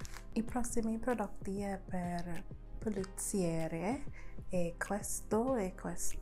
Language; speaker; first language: Italian; non-native, learner; English